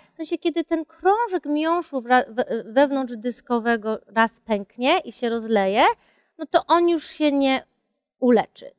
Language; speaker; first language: Polish; early bilingual, heritage; Polish